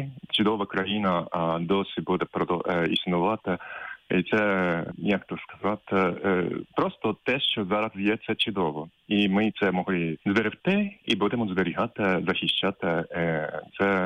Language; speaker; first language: Ukrainian; non-native, fluent; Japanese